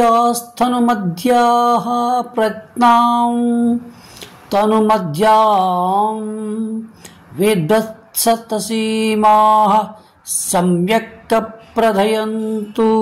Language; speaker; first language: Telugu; native; Telugu